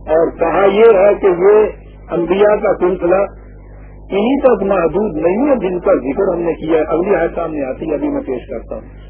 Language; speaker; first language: Urdu; non-native, local second language; Punjabi